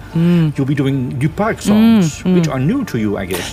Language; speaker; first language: English; non-native, fluent; Dutch